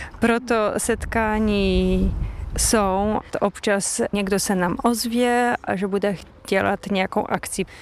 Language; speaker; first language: Czech; non-native, fluent; Polish